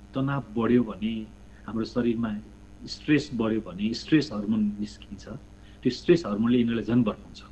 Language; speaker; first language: Nepali; native; Nepali